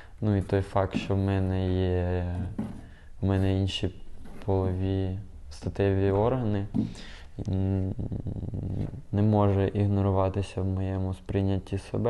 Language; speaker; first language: Ukrainian; non-native, local second language; Russian